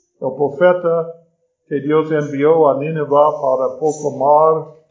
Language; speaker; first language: Spanish; non-native, learner; English